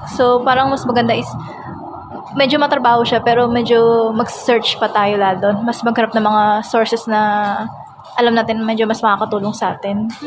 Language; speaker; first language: Filipino; non-native, local second language; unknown